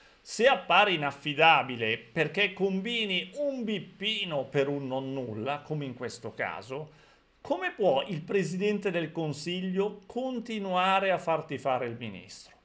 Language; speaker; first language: Italian; native; Italian